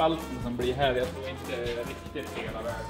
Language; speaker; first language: Swedish; native; Swedish